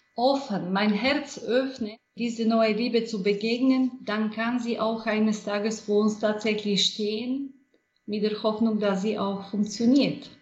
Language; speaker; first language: German; non-native, fluent; Bulgarian